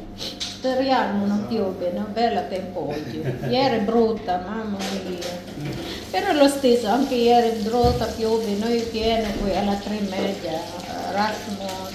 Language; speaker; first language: Italian; non-native, learner; Filipino